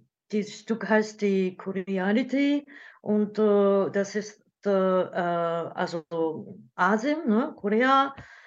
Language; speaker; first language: German; non-native, learner; Japanese